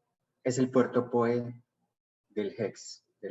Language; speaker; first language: Spanish; native; Spanish